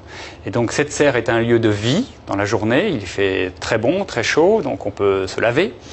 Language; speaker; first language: French; native; French